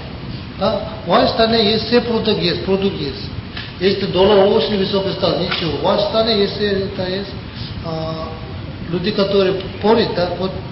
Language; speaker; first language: Russian; non-native, learner; Tibetan